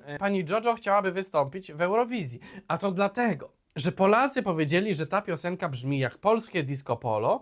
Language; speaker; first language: Polish; native; Polish